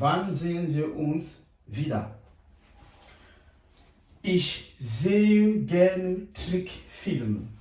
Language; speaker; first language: German; non-native, fluent; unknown